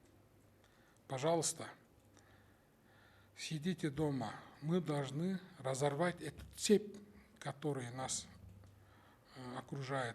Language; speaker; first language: Russian; non-native, local second language; Kyrgyz